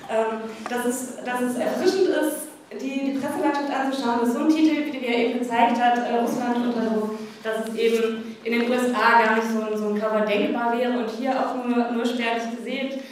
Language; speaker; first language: German; native; German